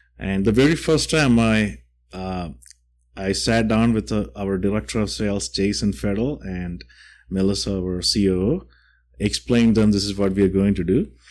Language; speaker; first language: English; non-native, local second language; Malayalam